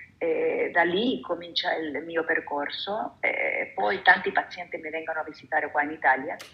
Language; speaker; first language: Italian; non-native, fluent; Spanish